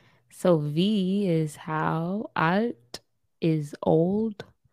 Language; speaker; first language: English; native; English